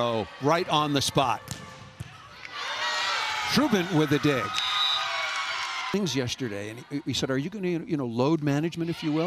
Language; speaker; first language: English; native; English